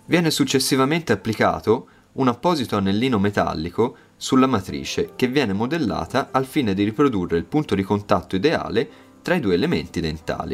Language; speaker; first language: Italian; native; Italian